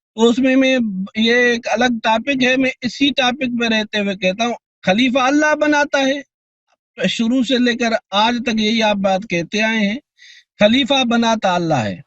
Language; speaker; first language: Urdu; non-native, local second language; Sindhi